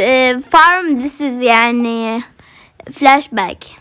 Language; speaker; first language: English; non-native, learner; Arabic